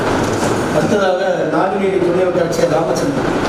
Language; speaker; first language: Tamil; native; Tamil